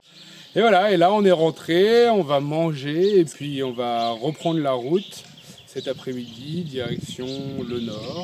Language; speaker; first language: French; native; French